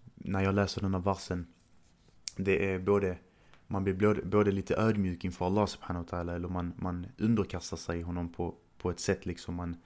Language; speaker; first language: Swedish; native; Swedish